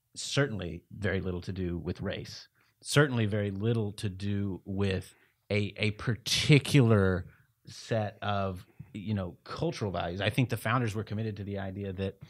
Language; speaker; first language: English; native; English